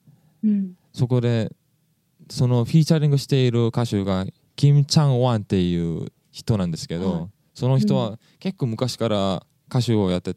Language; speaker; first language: Japanese; non-native, fluent; English